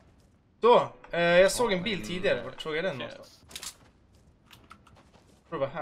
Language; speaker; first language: Swedish; native; Swedish